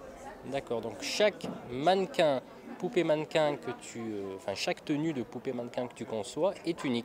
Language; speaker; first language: French; native; French